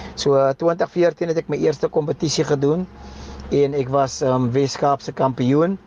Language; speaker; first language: Afrikaans; native; Afrikaans